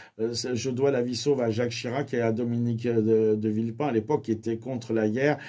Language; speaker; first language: French; early bilingual, other home language; Armenian